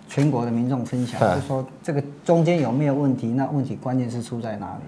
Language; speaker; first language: Chinese; native; Chinese